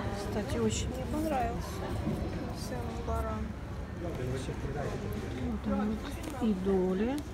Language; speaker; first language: Russian; native; Russian